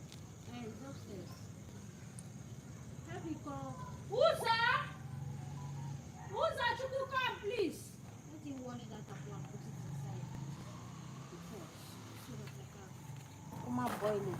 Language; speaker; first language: English; non-native, local second language; Igbo